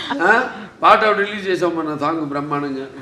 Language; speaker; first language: Telugu; native; Telugu